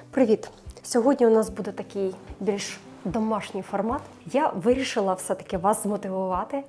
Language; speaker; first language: Ukrainian; non-native, local second language; Russian